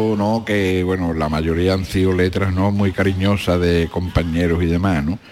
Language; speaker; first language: Spanish; native; Spanish